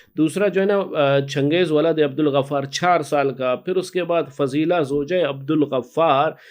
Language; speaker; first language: Urdu; non-native, local second language; Baluchi